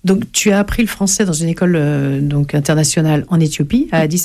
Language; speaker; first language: French; native; French